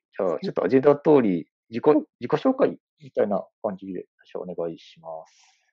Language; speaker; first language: Japanese; native; Japanese